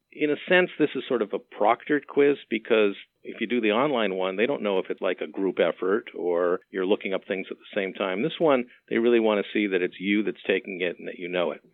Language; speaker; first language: English; native; English